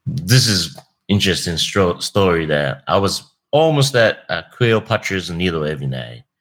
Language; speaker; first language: English; non-native, fluent; Japanese